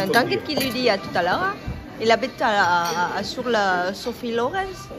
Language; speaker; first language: French; non-native, learner; Vietnamese